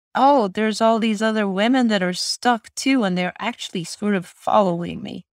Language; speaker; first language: English; non-native, fluent; Swedish